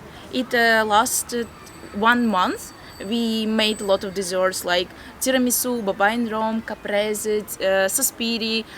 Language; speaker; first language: English; non-native, fluent; Latvian